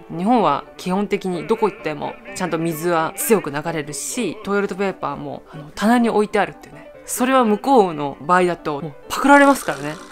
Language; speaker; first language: Japanese; native; Japanese